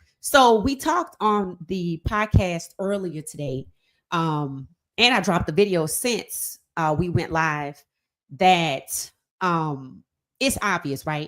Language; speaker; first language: English; native; English